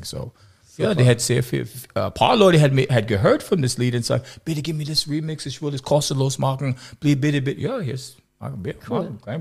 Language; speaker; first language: German; non-native, learner; English